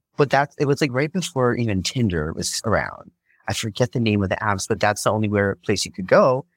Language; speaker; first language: English; native; English